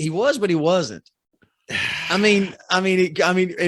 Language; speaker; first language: English; native; English